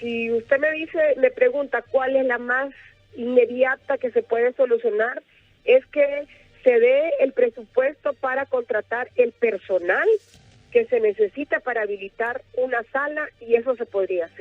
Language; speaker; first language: Spanish; native; Spanish